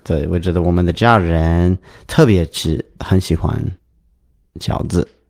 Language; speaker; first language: Chinese; non-native, learner; English